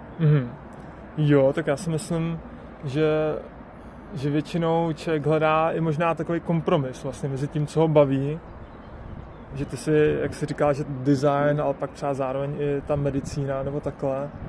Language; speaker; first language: Czech; native; Czech